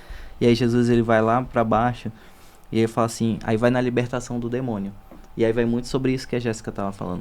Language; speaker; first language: Portuguese; native; Portuguese